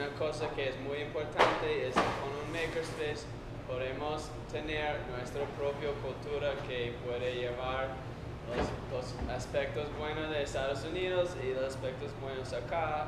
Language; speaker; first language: Spanish; non-native, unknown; English